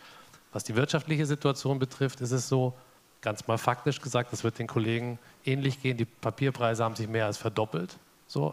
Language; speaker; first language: German; native; German